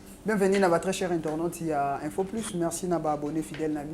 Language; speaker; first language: French; non-native, local second language; Lingala